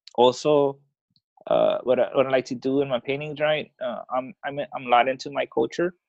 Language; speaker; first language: English; early bilingual, other home language; Spanish